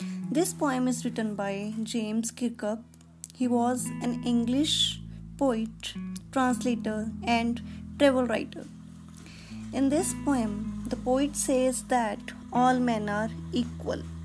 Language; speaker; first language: English; non-native, local second language; Punjabi